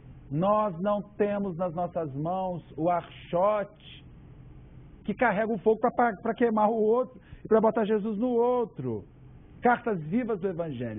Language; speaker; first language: Portuguese; native; Portuguese